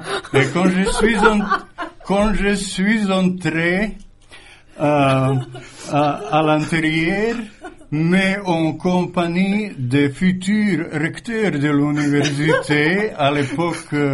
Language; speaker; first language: French; non-native, fluent; Croatian